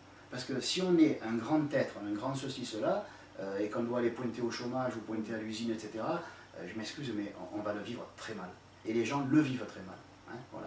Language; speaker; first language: French; native; French